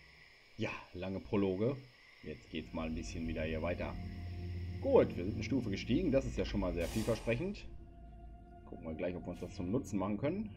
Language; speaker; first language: German; native; German